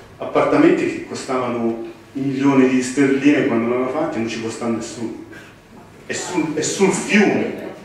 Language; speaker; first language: Italian; early bilingual, heritage; English